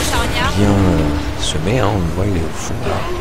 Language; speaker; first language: French; native; French